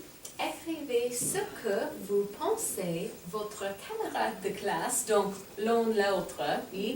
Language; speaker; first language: French; non-native, fluent; English